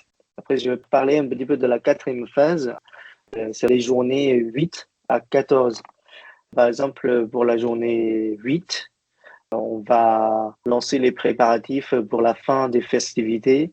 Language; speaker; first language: French; non-native, fluent; Chinese